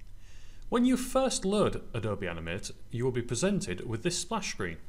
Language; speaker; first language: English; native; English